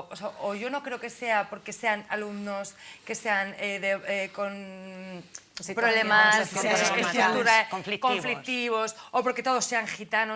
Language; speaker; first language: Spanish; native; Spanish